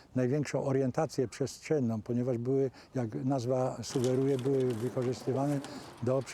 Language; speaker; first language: Polish; native; Polish